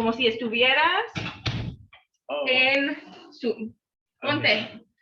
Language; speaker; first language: Spanish; non-native, fluent; English